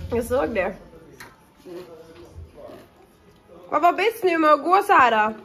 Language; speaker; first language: Swedish; native; Swedish